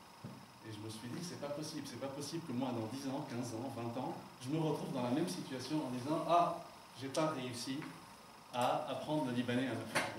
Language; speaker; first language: French; non-native, local second language; Arabic